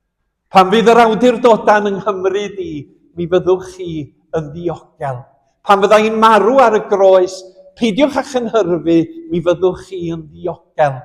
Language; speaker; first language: Welsh; native; Welsh